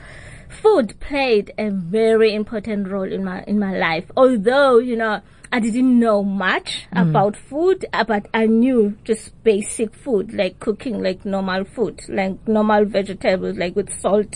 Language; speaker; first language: English; non-native, local second language; Xhosa